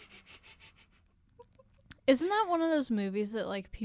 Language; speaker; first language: English; native; English